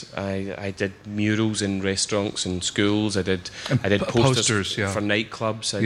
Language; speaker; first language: English; native; English